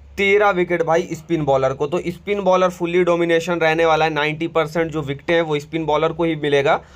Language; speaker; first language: Hindi; native; Hindi